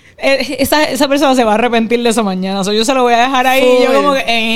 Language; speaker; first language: Spanish; native; Spanish